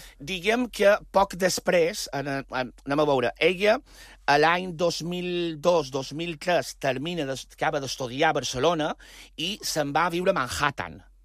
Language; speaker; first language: Catalan; native; Catalan